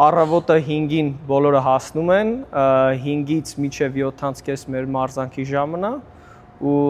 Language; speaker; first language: Armenian; early bilingual, heritage; Armenian